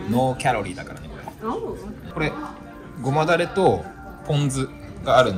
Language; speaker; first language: Japanese; native; Japanese